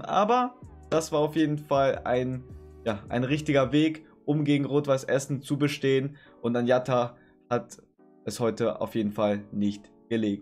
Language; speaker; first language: German; native; German